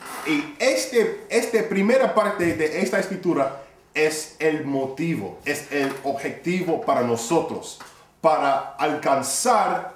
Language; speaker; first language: Spanish; non-native, fluent; English